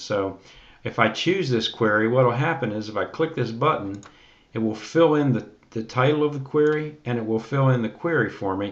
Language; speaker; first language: English; native; English